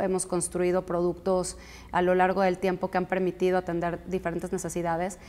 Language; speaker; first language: Spanish; native; Spanish